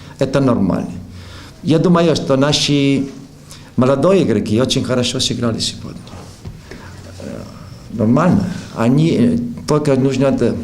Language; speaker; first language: Russian; non-native, learner; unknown